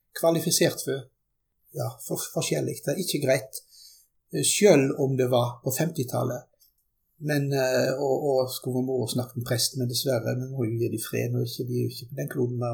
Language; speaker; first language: Norwegian; early bilingual, other home language; German